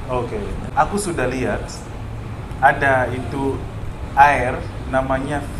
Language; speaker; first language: Indonesian; non-native, fluent; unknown